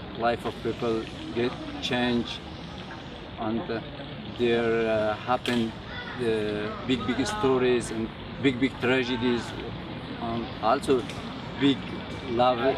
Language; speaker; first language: English; non-native, learner; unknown